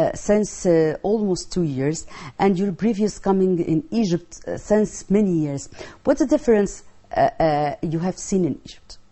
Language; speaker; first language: English; non-native, learner; Arabic